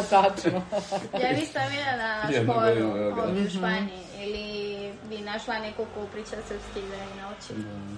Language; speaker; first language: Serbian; early bilingual, heritage; Spanish